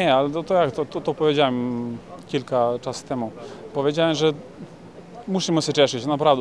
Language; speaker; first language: Polish; non-native, fluent; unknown